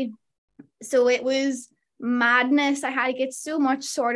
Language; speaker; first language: English; native; English